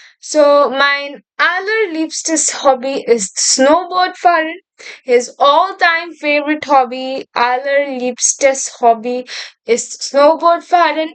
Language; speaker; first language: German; non-native, fluent; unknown